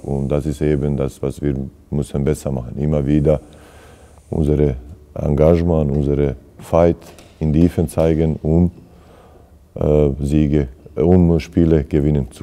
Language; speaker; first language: German; non-native, fluent; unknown